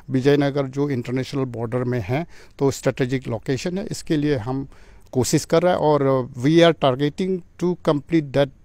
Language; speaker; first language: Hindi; non-native, local second language; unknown